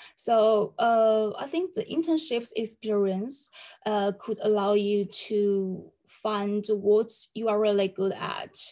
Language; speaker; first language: English; non-native, fluent; Chinese